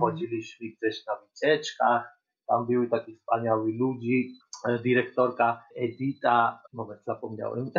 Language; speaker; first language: Polish; non-native, fluent; Georgian